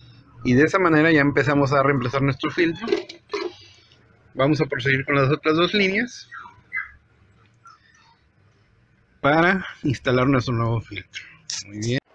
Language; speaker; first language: Spanish; native; Spanish